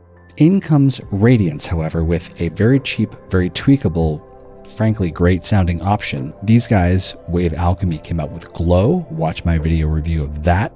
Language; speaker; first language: English; native; English